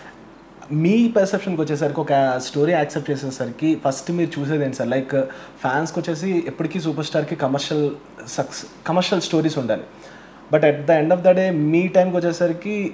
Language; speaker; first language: Telugu; native; Telugu